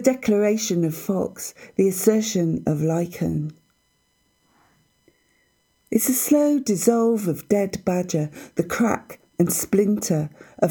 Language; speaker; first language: English; native; English